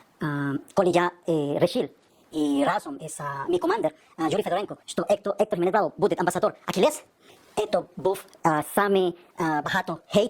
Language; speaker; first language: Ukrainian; non-native, learner; Spanish